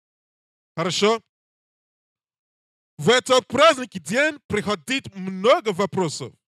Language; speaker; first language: Russian; non-native, learner; English